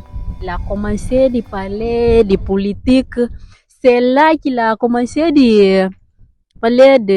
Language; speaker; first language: French; non-native, learner; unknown